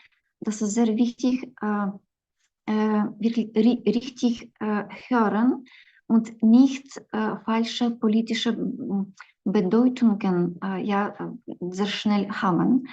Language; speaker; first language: German; non-native, fluent; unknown